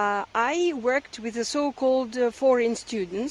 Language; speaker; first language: English; non-native, learner; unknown